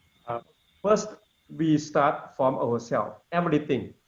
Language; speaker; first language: English; non-native, learner; Lao